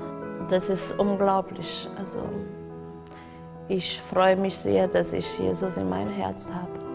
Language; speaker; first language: German; non-native, fluent; Portuguese